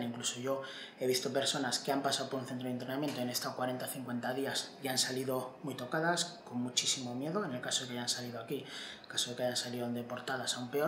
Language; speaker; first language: Spanish; native; Spanish